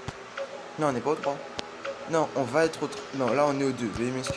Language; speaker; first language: French; native; French